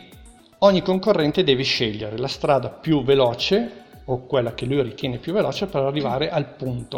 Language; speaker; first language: Italian; native; Italian